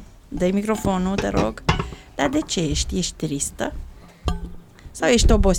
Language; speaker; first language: Romanian; native; Romanian